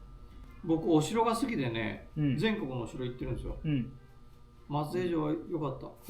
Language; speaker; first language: Japanese; native; Japanese